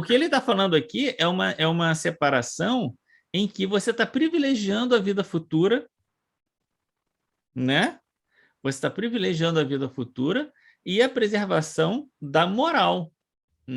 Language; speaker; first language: Portuguese; native; Portuguese